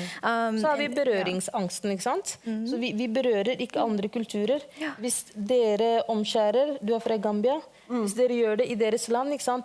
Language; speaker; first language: Norwegian; early bilingual, other home language; Somali